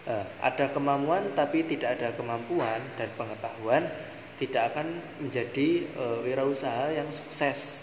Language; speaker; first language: Indonesian; native; Indonesian